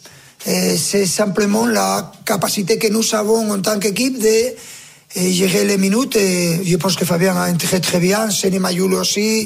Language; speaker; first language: French; non-native, fluent; Spanish